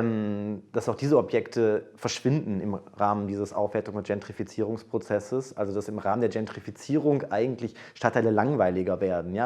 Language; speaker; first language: German; native; German